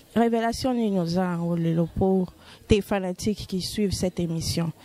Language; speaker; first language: French; non-native, local second language; Lingala